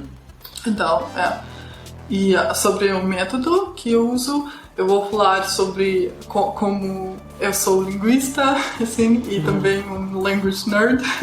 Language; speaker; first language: Portuguese; non-native, fluent; Russian